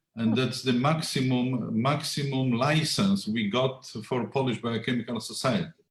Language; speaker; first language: English; non-native, fluent; Polish